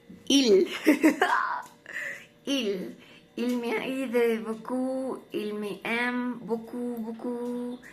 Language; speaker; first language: French; non-native, learner; Spanish